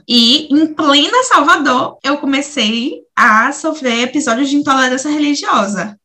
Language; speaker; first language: Portuguese; native; Portuguese